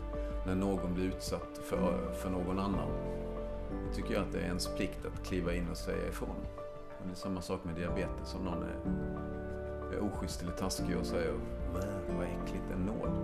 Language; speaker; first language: Swedish; native; Swedish